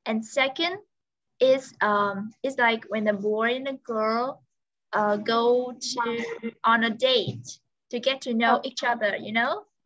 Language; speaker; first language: English; non-native, learner; Vietnamese